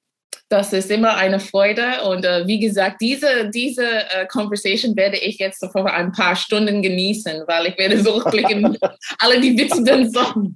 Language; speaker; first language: German; non-native, fluent; English